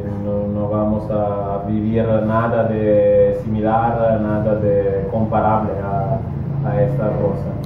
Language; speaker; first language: Spanish; non-native, learner; Italian